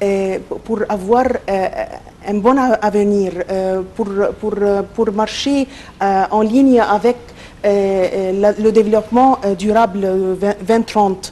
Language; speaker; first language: French; non-native, local second language; Arabic